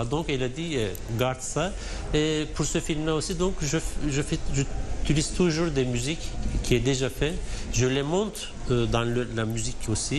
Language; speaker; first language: French; non-native, fluent; Turkish